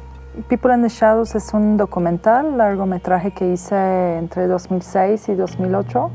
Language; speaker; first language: Spanish; non-native, fluent; Persian